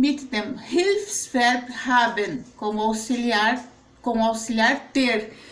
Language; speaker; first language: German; non-native, fluent; Portuguese